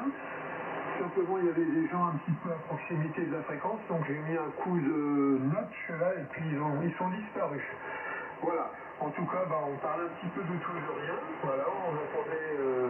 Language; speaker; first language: French; native; French